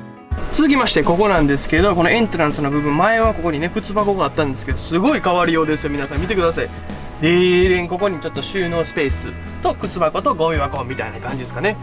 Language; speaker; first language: Japanese; native; Japanese